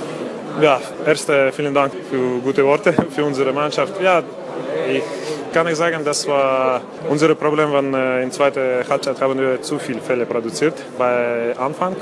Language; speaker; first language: German; non-native, learner; Russian